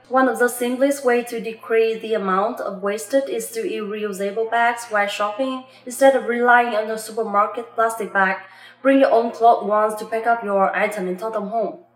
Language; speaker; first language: English; non-native, fluent; Vietnamese